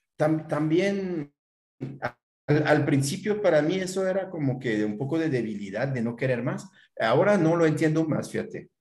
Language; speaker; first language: Spanish; non-native, fluent; French